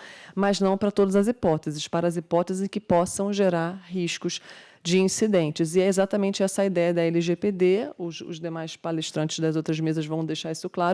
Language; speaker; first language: Portuguese; native; Portuguese